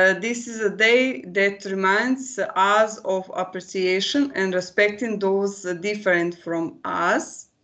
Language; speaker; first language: English; non-native, learner; Croatian